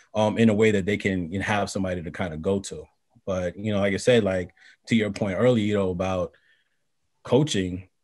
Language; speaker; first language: English; native; English